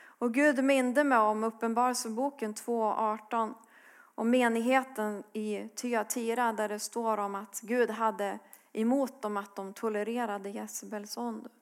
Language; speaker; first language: Swedish; native; Swedish